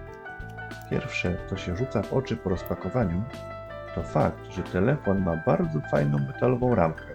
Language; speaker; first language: Polish; native; Polish